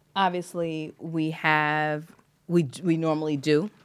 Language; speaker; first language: English; early bilingual, other home language; Yoruba